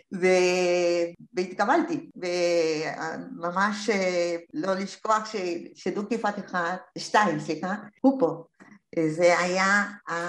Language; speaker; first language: Hebrew; non-native, fluent; Spanish